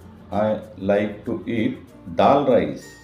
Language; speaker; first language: English; non-native, learner; Marathi